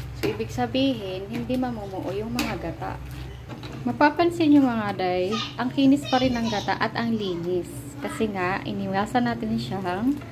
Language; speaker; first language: Filipino; non-native, local second language; Bikol